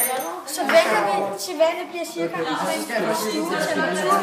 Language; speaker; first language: Danish; native; Danish